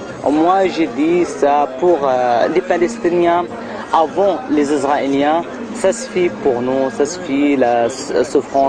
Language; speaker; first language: French; non-native, learner; Arabic